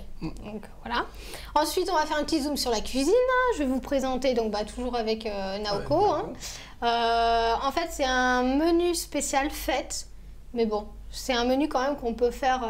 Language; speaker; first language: French; native; French